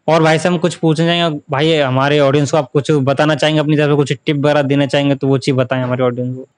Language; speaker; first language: Hindi; native; Hindi